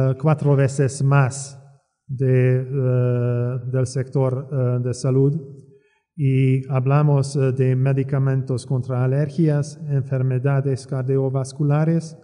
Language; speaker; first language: Spanish; non-native, fluent; Hungarian